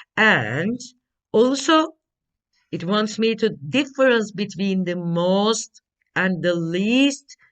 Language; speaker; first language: English; non-native, fluent; Turkish